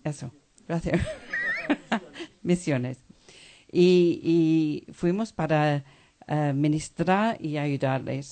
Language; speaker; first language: Spanish; non-native, fluent; English